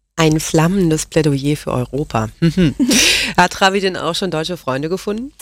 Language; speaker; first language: German; native; German